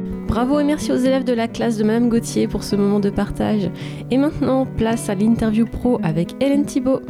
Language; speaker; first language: French; native; French